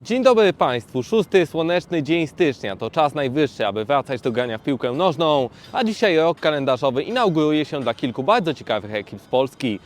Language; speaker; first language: Polish; native; Polish